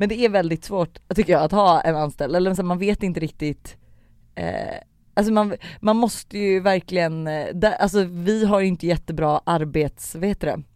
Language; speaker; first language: Swedish; native; Swedish